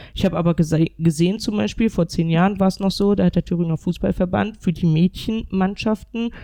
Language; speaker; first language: German; native; German